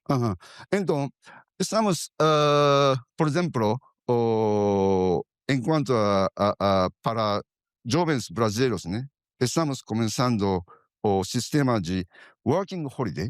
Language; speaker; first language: Portuguese; non-native, fluent; Japanese